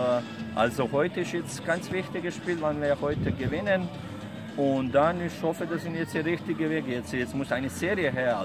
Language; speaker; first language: German; non-native, fluent; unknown